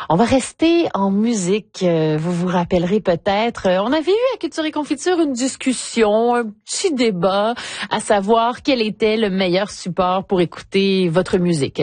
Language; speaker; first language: French; native; French